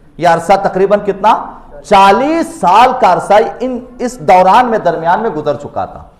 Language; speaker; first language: Urdu; native; Urdu